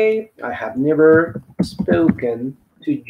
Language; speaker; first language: English; non-native, fluent; Spanish